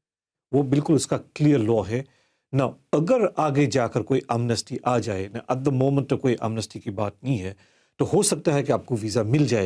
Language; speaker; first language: Hindi; early bilingual, heritage; Hindi